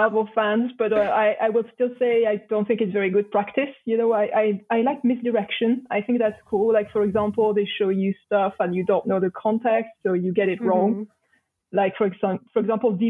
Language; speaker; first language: English; non-native, fluent; French